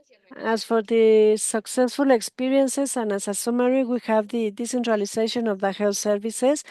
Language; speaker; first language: English; non-native, fluent; Spanish